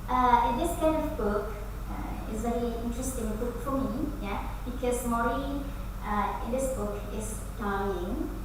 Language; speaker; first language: English; non-native, fluent; Indonesian